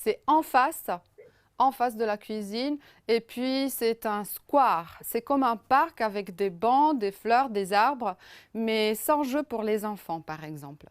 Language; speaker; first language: French; non-native, fluent; Romanian